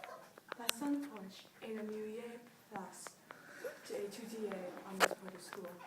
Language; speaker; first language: French; non-native, learner; English